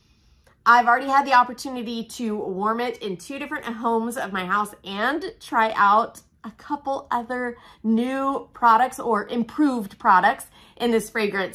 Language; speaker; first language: English; native; English